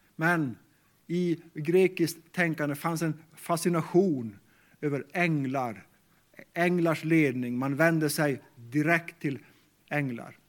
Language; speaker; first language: Swedish; non-native, local second language; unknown